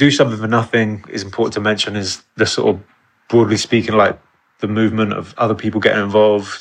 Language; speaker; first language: English; native; English